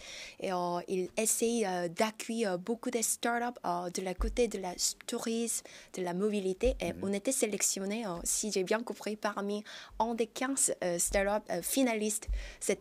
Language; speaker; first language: French; non-native, fluent; Korean